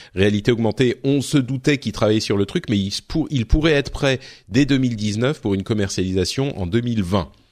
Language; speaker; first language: French; native; French